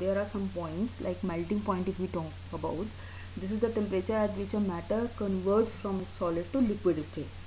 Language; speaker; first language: English; non-native, local second language; Hindi